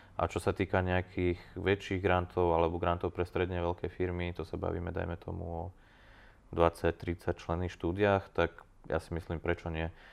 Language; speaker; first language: Slovak; native; Slovak